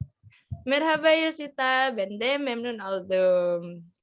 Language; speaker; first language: Turkish; non-native, fluent; Indonesian